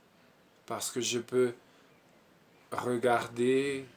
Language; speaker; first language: French; non-native, learner; Spanish